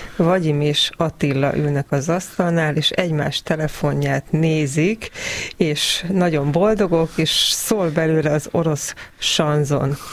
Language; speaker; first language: Hungarian; native; Hungarian